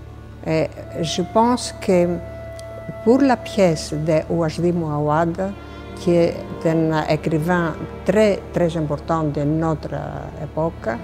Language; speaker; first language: French; non-native, fluent; Greek